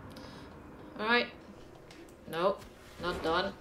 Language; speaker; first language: English; non-native, fluent; French